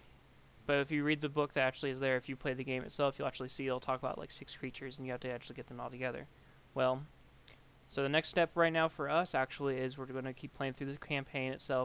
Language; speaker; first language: English; native; English